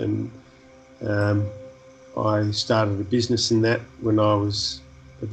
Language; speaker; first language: English; native; English